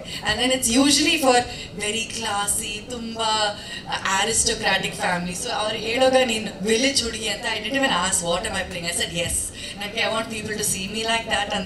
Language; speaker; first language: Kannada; non-native, learner; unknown